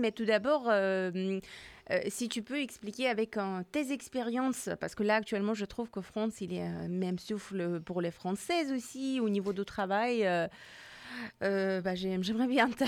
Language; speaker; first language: French; non-native, fluent; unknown